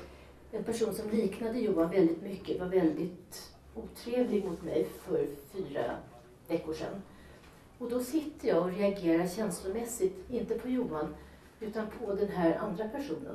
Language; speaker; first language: Swedish; native; Swedish